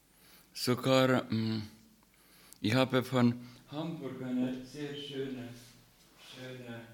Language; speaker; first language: German; non-native, fluent; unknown